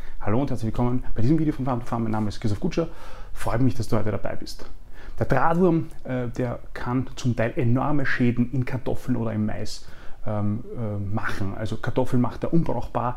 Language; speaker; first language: German; native; German